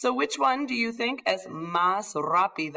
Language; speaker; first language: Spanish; non-native, fluent; English